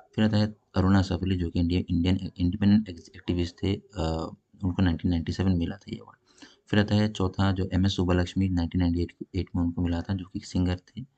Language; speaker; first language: Hindi; non-native, local second language; Bangla